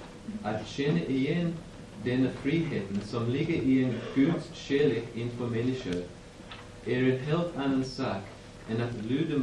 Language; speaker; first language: Swedish; non-native, fluent; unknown